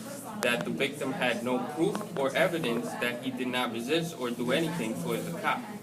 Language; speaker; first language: English; native; English